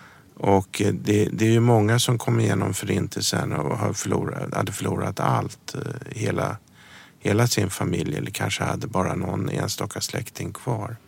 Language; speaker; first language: Swedish; early bilingual, other home language; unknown